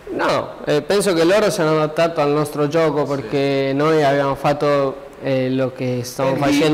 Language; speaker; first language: Italian; non-native, learner; Spanish